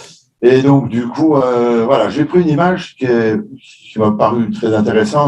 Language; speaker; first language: French; native; French